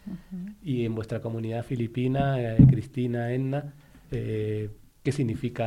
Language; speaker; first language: Spanish; native; Spanish